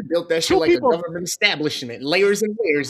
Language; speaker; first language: English; native; English